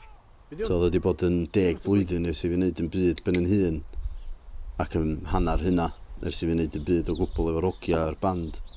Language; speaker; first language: Welsh; native; Welsh